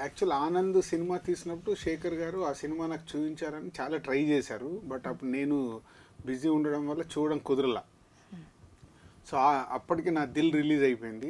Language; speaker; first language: Telugu; native; Telugu